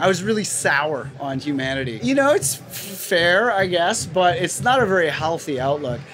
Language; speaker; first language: English; native; English